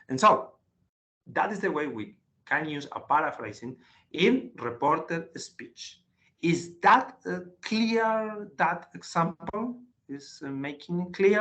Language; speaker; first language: English; non-native, learner; Spanish